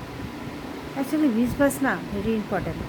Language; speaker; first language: Hindi; non-native, local second language; Bangla